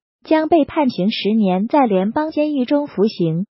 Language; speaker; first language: Chinese; native; Chinese